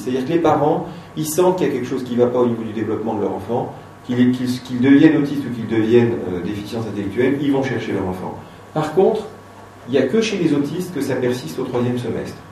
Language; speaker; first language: French; native; French